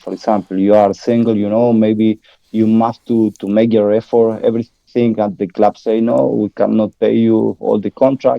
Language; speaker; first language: English; non-native, learner; Spanish